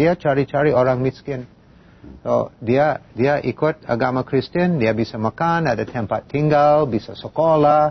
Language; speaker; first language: Indonesian; non-native, fluent; English